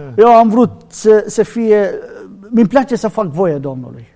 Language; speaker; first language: Romanian; non-native, learner; Arabic